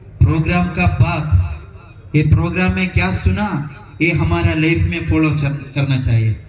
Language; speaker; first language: Urdu; non-native, local second language; Malayalam